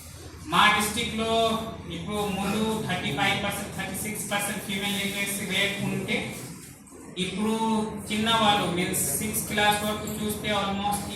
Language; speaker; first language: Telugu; non-native, learner; Hindi